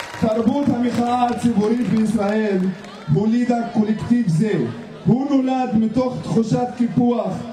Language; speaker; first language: Hebrew; non-native, local second language; Arabic